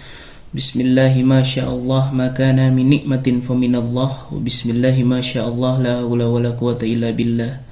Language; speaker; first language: Arabic; non-native, learner; Indonesian